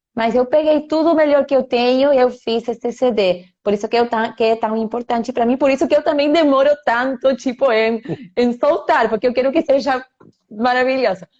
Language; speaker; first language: Portuguese; non-native, fluent; Spanish